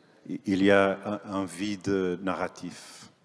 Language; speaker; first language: French; non-native, fluent; Portuguese